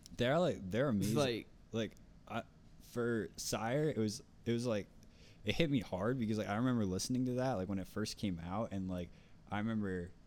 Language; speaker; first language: English; native; English